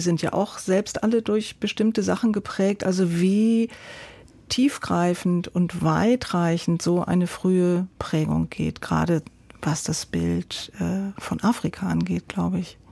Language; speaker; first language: German; native; German